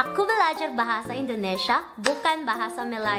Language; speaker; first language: Indonesian; non-native, learner; Filipino